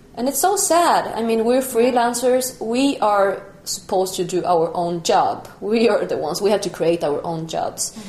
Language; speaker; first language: English; non-native, fluent; Spanish